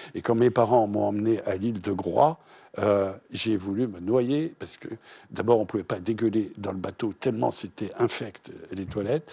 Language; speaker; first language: French; native; French